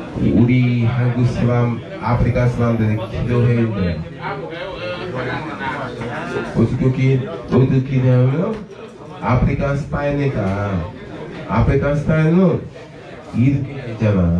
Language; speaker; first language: Korean; non-native, learner; Igbo